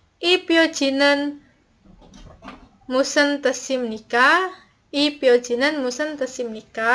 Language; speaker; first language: Korean; non-native, learner; Indonesian